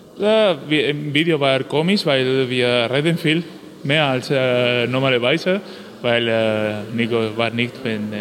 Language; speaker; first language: German; non-native, learner; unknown